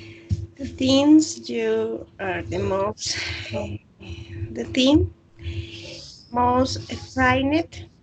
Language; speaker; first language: English; non-native, learner; Spanish